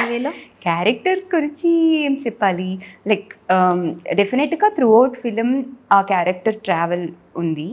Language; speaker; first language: Telugu; non-native, learner; Tamil